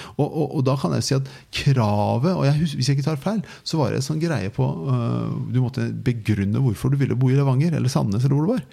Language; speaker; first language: Norwegian; non-native, fluent; Persian